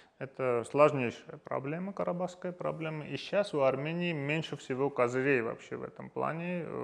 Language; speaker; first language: Russian; non-native, fluent; Armenian